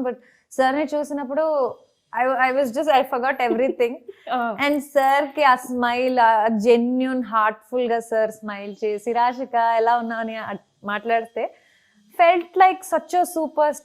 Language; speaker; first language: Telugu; non-native, fluent; Kannada